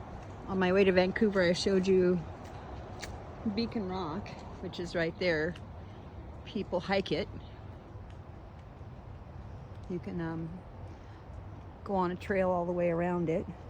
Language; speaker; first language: English; native; English